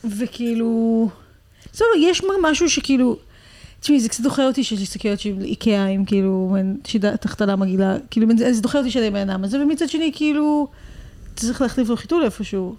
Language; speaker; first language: Hebrew; native; Hebrew